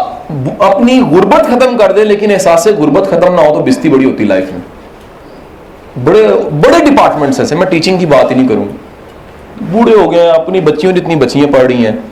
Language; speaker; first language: Urdu; native; Urdu